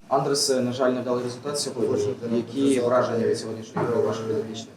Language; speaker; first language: Ukrainian; native; Ukrainian